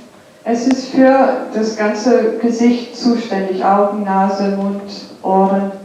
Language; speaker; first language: German; non-native, fluent; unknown